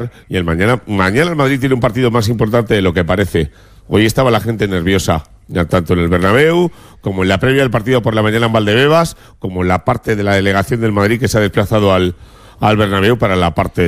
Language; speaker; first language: Spanish; native; Spanish